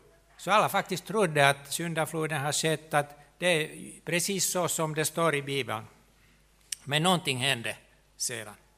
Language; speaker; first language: Swedish; non-native, local second language; Finnish